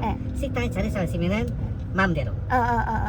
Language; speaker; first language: Korean; non-native, learner; Indonesian